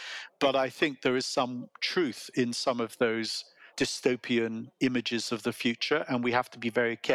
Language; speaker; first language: English; native; English